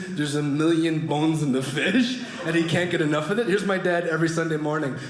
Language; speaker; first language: English; native; English